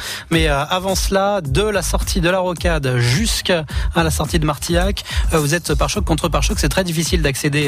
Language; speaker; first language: French; native; French